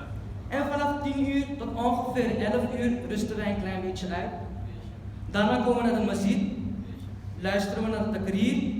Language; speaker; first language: Dutch; early bilingual, other home language; Urdu